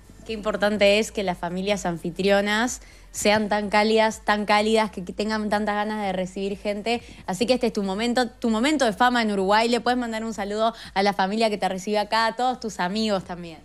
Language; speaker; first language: Spanish; native; Spanish